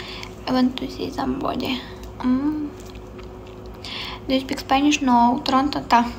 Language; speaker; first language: English; non-native, learner; Ukrainian